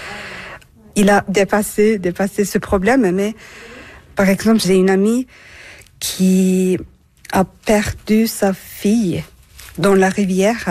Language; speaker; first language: French; non-native, fluent; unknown